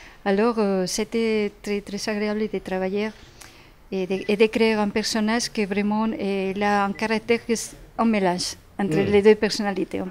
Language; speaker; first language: French; non-native, fluent; Spanish